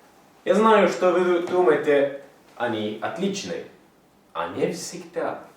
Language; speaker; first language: Russian; non-native, learner; Estonian